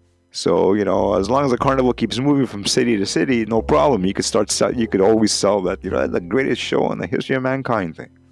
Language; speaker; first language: English; native; English